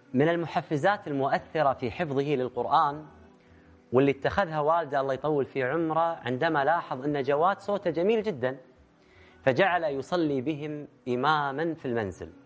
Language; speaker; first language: Arabic; native; Arabic